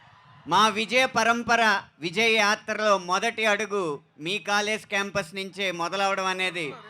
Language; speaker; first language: Telugu; native; Telugu